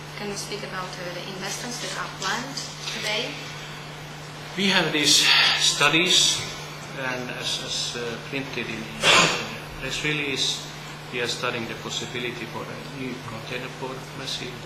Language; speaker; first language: English; non-native, learner; Polish